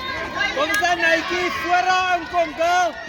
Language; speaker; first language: Afrikaans; native; Afrikaans